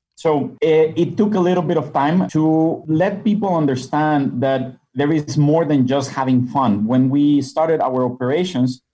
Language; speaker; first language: English; non-native, fluent; Spanish